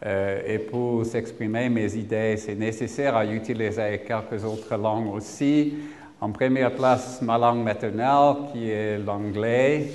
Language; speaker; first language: French; non-native, learner; English